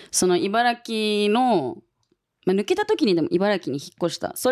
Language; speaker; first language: Japanese; early bilingual, other home language; English